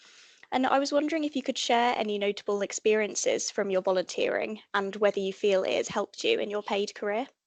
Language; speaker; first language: English; native; English